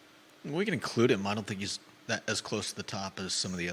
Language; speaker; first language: English; native; English